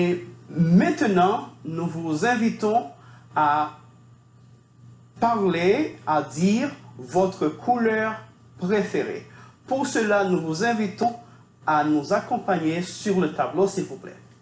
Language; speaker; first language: French; non-native, fluent; Spanish